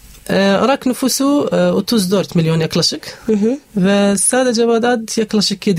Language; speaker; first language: Turkish; non-native, fluent; Arabic